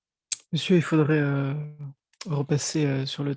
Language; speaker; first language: French; native; French